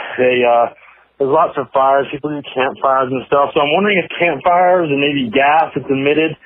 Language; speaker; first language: English; native; English